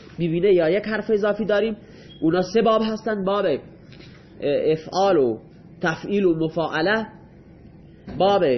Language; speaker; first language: Persian; non-native, local second language; Baluchi